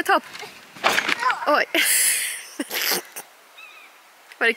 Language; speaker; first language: Swedish; native; Swedish